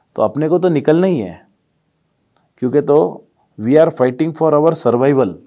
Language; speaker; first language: Hindi; non-native, local second language; Marwari